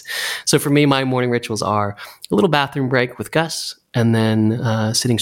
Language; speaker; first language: English; native; English